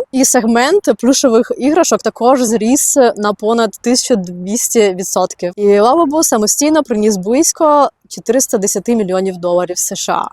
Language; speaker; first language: Ukrainian; native; Ukrainian